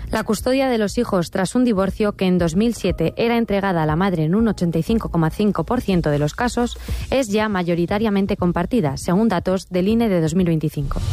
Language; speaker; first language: Spanish; native; Spanish